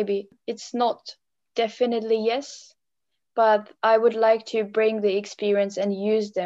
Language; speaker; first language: English; non-native, fluent; Czech